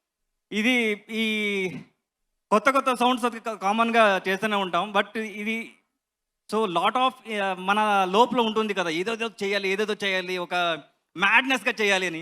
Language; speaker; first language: Telugu; non-native, learner; Kannada